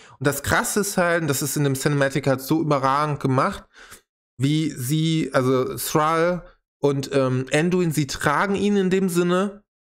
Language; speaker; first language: German; native; German